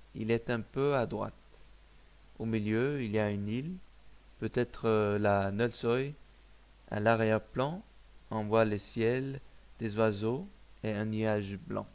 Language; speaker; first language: French; non-native, fluent; Faroese